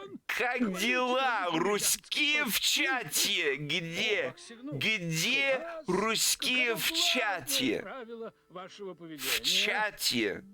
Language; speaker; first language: Russian; non-native, learner; English